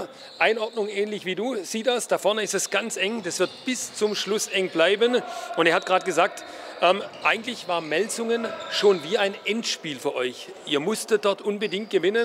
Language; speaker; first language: German; native; German